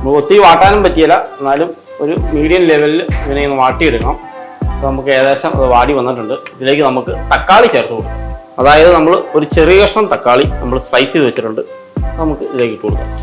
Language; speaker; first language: Malayalam; native; Malayalam